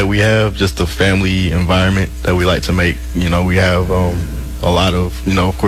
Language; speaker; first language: English; native; English